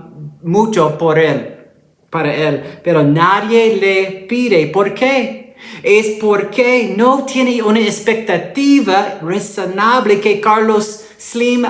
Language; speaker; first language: Spanish; non-native, fluent; English